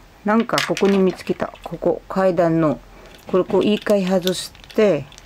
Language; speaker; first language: Japanese; native; Japanese